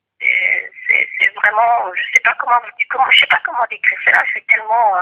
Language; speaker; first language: French; non-native, local second language; Kongo